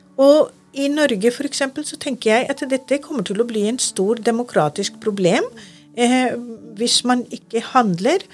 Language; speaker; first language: Norwegian; non-native, fluent; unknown